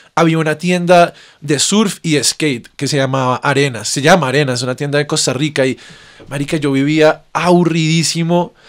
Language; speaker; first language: Spanish; native; Spanish